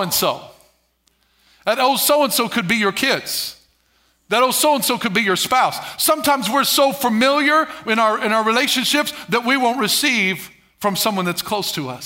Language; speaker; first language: English; native; English